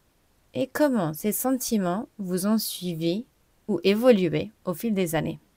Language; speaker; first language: French; non-native, fluent; English